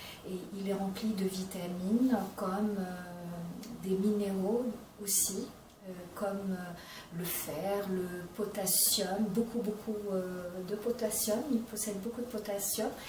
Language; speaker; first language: French; non-native, local second language; Arabic